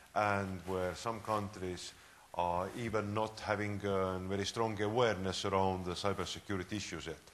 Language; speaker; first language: English; non-native, fluent; Estonian